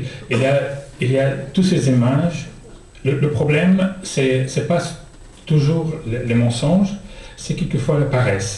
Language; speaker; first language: French; non-native, fluent; Russian